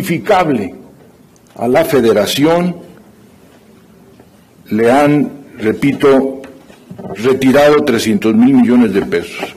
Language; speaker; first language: Spanish; native; Spanish